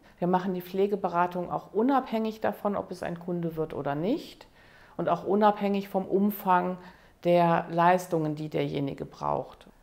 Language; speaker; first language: German; native; German